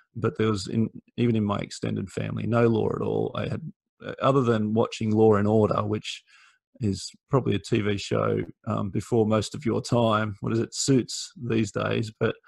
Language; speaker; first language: English; native; English